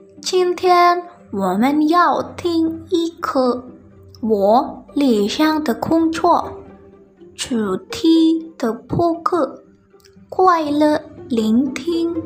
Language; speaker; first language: Chinese; non-native, learner; Indonesian